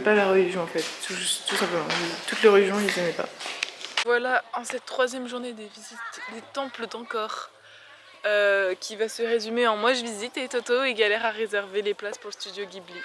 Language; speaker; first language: French; native; French